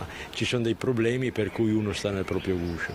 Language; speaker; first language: Italian; native; Italian